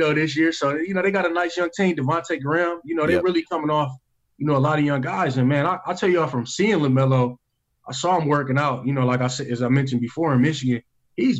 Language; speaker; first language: English; native; English